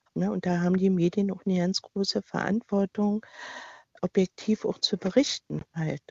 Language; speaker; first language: German; native; German